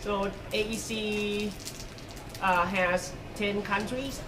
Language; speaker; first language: English; non-native, learner; Thai